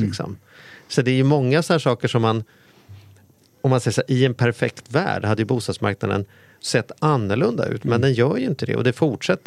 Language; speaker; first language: Swedish; native; Swedish